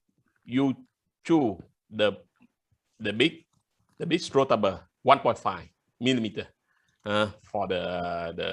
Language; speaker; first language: English; non-native, learner; Vietnamese